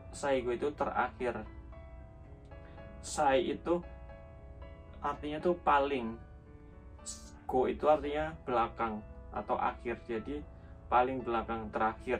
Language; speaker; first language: Indonesian; native; Indonesian